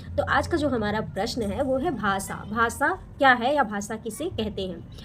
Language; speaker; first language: Hindi; native; Hindi